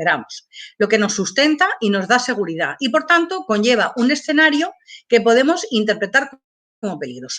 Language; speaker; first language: Spanish; native; Spanish